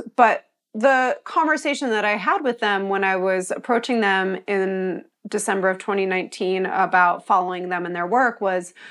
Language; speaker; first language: English; native; English